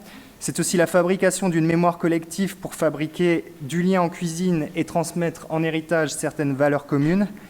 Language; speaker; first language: French; native; French